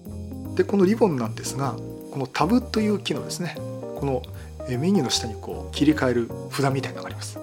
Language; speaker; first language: Japanese; native; Japanese